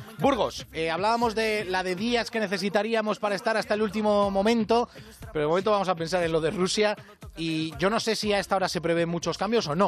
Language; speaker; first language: Spanish; native; Spanish